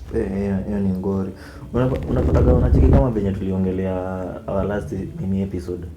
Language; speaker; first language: Swahili; native; Swahili